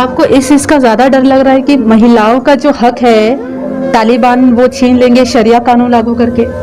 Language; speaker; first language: Hindi; native; Hindi